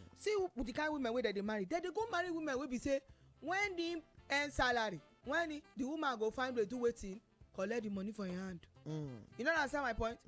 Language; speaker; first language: Nigerian Pidgin; native; Nigerian Pidgin